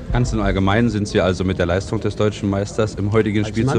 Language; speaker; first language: German; native; German